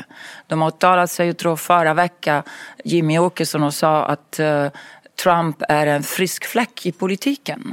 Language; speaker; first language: Swedish; non-native, fluent; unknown